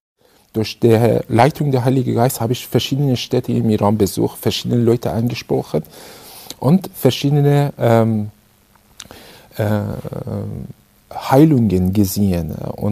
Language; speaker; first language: German; non-native, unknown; Persian